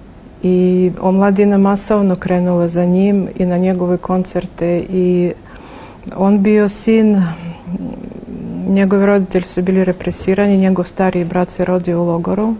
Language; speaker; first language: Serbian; non-native, fluent; Russian